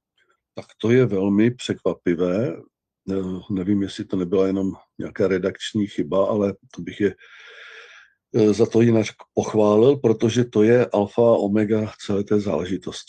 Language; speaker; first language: Czech; native; Czech